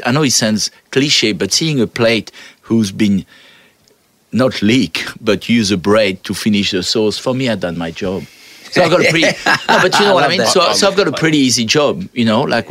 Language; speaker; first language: English; non-native, fluent; French